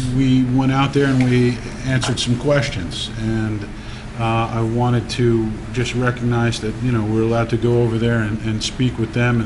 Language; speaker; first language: English; early bilingual, other home language; Italian